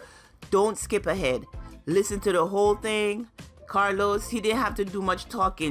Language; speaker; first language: English; native; English